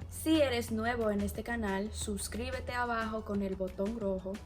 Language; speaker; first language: Spanish; early bilingual, heritage; English